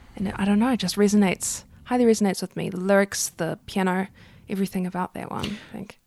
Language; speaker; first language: English; native; English